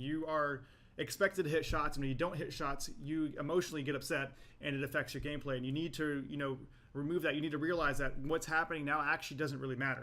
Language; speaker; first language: English; native; English